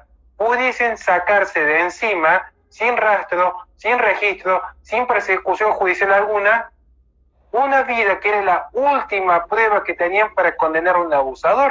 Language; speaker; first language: Spanish; native; Spanish